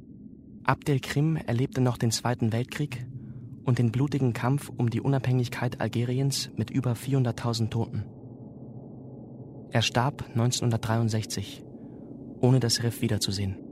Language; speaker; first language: German; native; German